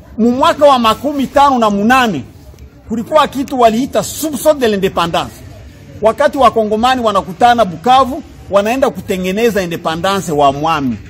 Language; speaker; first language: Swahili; non-native, local second language; Kinyarwanda